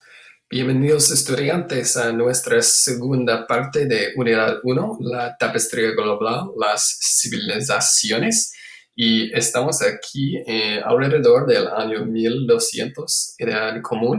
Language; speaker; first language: Spanish; non-native, fluent; English